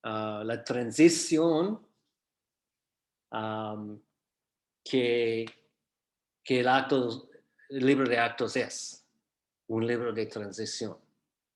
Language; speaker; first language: Spanish; non-native, fluent; English